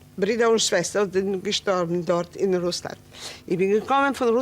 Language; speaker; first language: German; non-native, learner; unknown